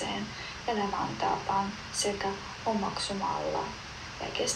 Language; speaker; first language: Finnish; non-native, learner; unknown